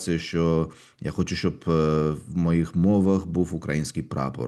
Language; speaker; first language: Ukrainian; non-native, fluent; Russian